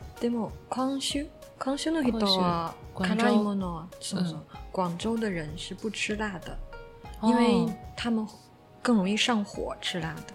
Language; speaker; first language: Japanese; non-native, learner; Chinese